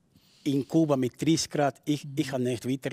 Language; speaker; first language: German; non-native, fluent; Spanish